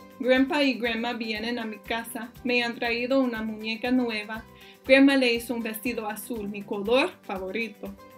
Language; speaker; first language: Spanish; non-native, fluent; English